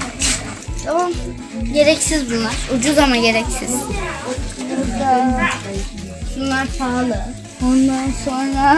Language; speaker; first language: Turkish; early bilingual, heritage; Turkish